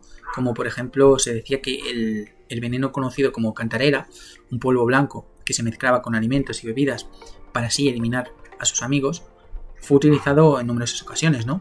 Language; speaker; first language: Spanish; native; Spanish